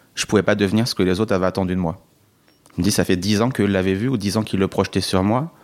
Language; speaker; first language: French; native; French